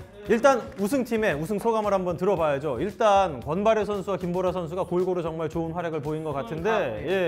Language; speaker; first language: Korean; native; Korean